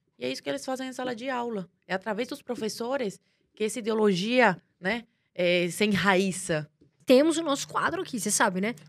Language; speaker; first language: Portuguese; early bilingual, other home language; Spanish